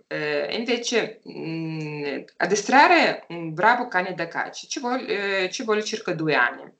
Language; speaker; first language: Italian; non-native, fluent; Russian